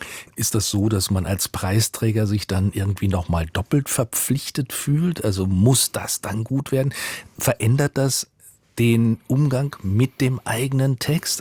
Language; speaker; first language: German; native; German